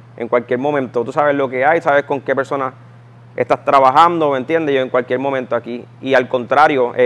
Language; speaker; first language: Spanish; native; Spanish